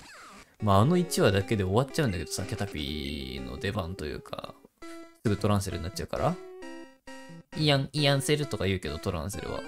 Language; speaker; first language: Japanese; native; Japanese